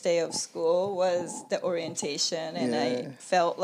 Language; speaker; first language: English; non-native, fluent; Japanese